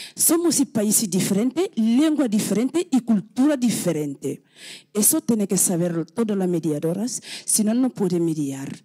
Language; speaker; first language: Spanish; non-native, learner; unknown